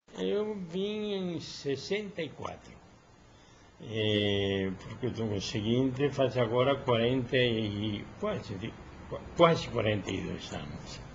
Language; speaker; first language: Portuguese; non-native, fluent; Spanish